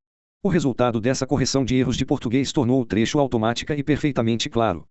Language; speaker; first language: Portuguese; native; Portuguese